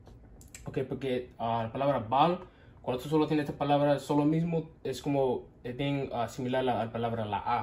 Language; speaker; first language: Spanish; non-native, learner; English